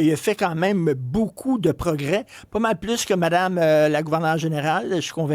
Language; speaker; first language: French; native; French